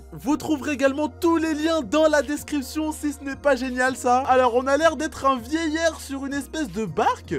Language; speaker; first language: French; native; French